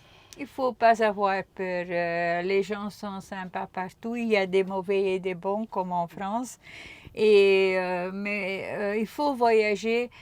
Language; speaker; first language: French; non-native, local second language; Dutch